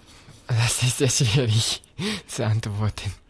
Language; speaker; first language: German; non-native, fluent; Japanese